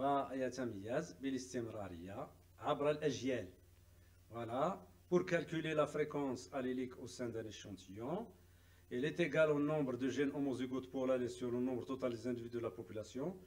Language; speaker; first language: French; non-native, local second language; Arabic